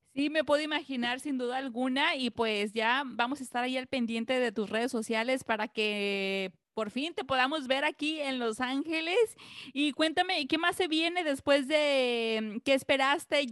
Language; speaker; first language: Spanish; native; Spanish